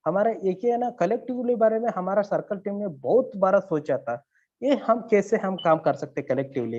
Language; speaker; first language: Hindi; non-native, learner; Kannada